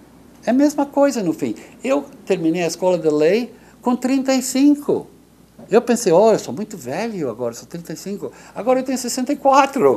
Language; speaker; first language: Portuguese; non-native, fluent; English